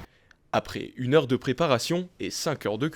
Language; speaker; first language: French; native; French